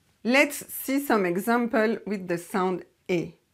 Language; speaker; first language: English; non-native, fluent; French